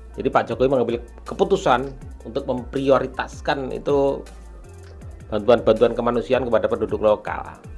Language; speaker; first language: Indonesian; native; Indonesian